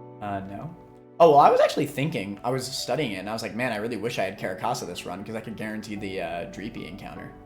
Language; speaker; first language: English; native; English